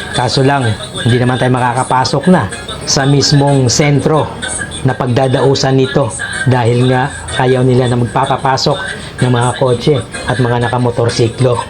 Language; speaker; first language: Filipino; non-native, local second language; Hiligaynon